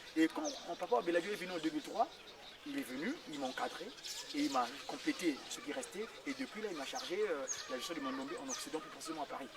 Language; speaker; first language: French; non-native, local second language; Kongo